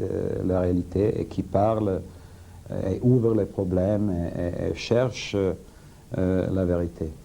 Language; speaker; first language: French; non-native, fluent; Serbian